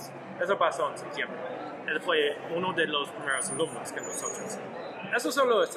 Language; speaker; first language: Spanish; non-native, learner; English